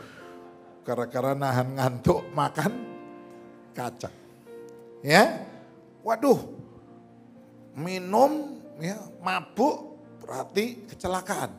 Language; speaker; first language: Indonesian; native; Indonesian